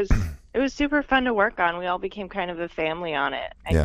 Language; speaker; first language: English; native; English